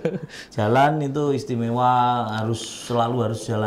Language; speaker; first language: Indonesian; native; Indonesian